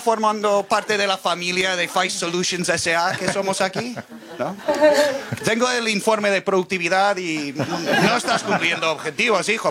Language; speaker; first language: Spanish; non-native, fluent; English